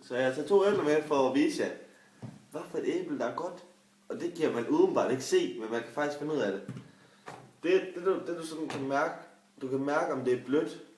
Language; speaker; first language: Danish; native; Danish